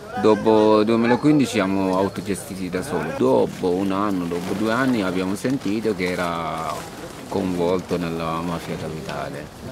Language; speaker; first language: Italian; non-native, fluent; Arabic